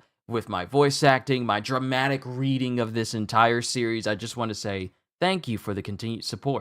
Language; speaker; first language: English; native; English